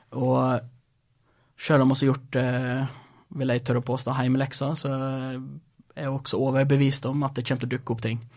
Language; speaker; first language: Norwegian; early bilingual, other home language; Swedish